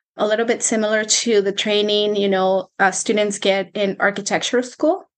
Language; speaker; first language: English; non-native, fluent; Spanish